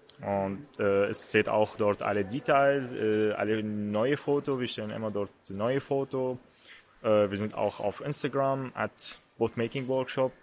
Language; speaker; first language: German; non-native, learner; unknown